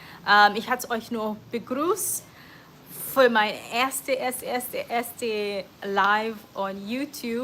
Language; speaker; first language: German; non-native, learner; English